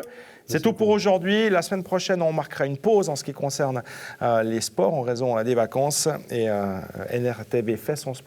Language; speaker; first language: French; native; French